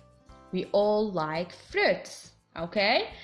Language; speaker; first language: English; non-native, fluent; Arabic